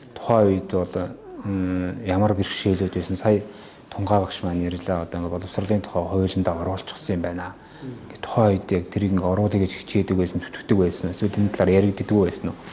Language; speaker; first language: Mongolian; non-native, local second language; Kazakh